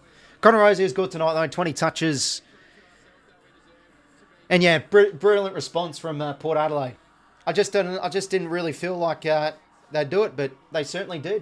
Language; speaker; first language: English; native; English